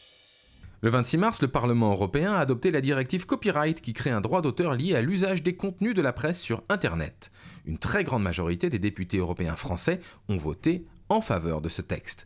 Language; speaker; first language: French; native; French